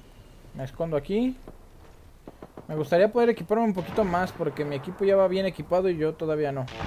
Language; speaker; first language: Spanish; native; Spanish